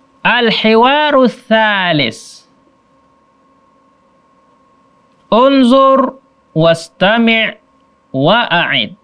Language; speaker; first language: Arabic; non-native, fluent; Indonesian